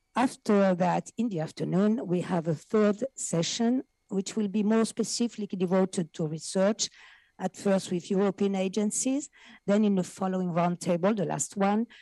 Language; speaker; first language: English; non-native, fluent; French